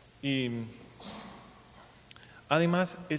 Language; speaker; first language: Spanish; non-native, fluent; English